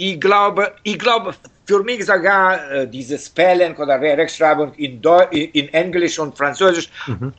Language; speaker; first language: German; non-native, learner; Russian